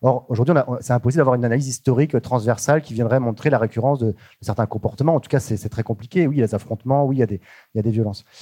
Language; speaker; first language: French; native; French